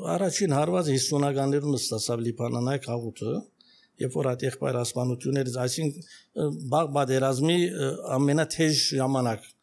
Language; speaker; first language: Armenian; early bilingual, heritage; Armenian